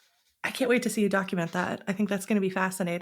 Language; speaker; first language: English; native; English